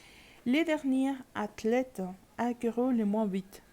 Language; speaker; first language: French; non-native, learner; Spanish